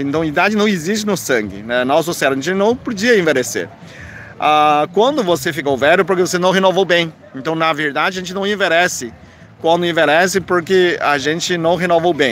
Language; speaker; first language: Portuguese; non-native, fluent; Chinese